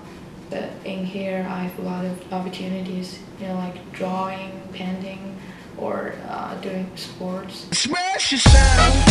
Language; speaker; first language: English; non-native, learner; Chinese